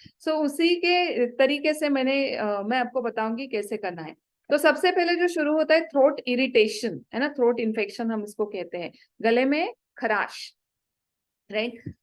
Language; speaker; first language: Hindi; non-native, local second language; Marathi